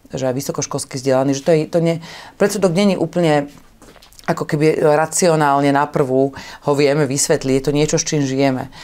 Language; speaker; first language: Slovak; native; Slovak